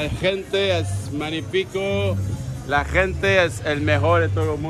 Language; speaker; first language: Spanish; non-native, learner; French